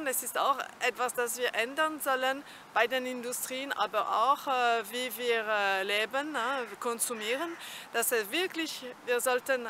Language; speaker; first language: German; non-native, fluent; French